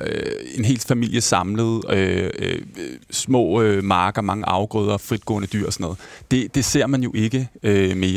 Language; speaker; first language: Danish; native; Danish